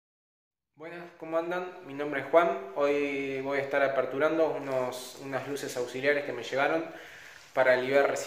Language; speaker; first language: Spanish; native; Spanish